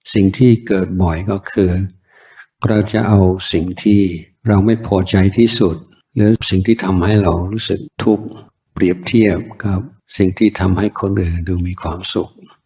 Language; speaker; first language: Thai; non-native, fluent; English